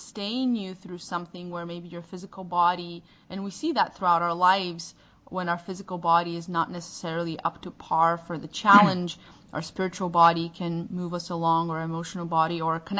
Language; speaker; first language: English; non-native, fluent; Bulgarian